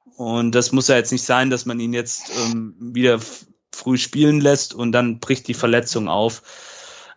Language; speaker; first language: German; native; German